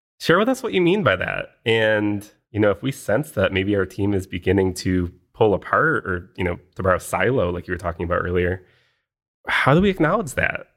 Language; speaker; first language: English; native; English